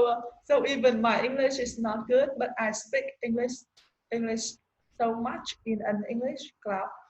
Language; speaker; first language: English; non-native, learner; Vietnamese